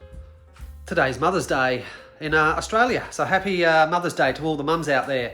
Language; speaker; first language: English; native; English